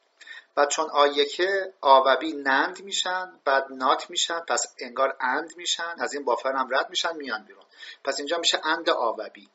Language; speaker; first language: Persian; native; Persian